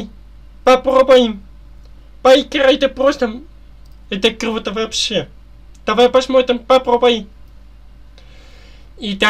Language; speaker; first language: Russian; non-native, learner; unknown